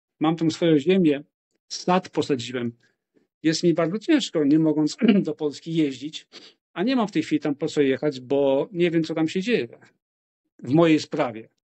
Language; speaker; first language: Polish; native; Polish